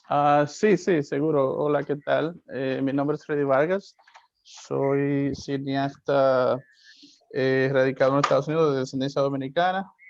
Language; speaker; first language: Spanish; early bilingual, heritage; English